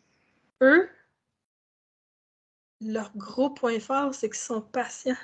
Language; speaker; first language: French; native; French